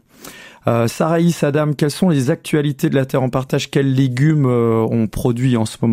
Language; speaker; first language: French; native; French